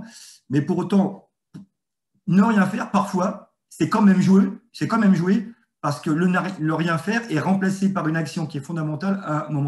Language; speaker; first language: French; native; French